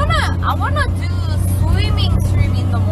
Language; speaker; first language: English; non-native, learner; Korean